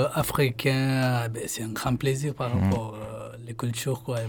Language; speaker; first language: French; non-native, fluent; Hindi